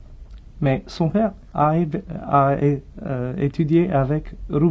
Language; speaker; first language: French; non-native, fluent; English